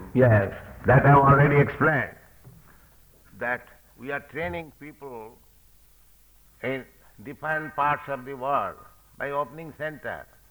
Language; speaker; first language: English; non-native, local second language; Bangla